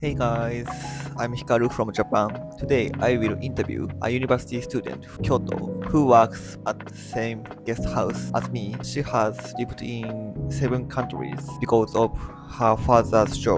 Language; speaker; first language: English; non-native, learner; Japanese